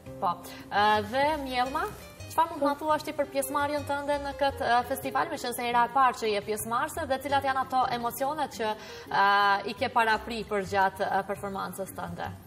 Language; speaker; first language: Albanian; native; Albanian